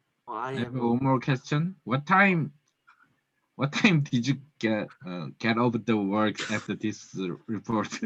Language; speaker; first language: English; non-native, learner; Korean